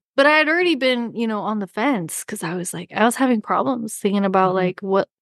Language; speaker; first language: English; native; English